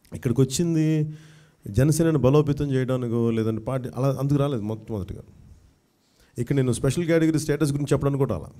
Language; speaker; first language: Telugu; native; Telugu